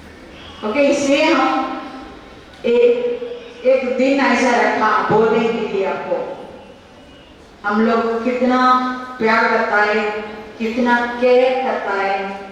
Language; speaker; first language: Hindi; non-native, learner; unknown